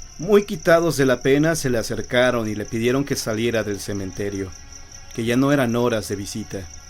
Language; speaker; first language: Spanish; native; Spanish